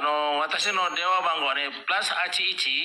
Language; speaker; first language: Japanese; non-native, learner; Indonesian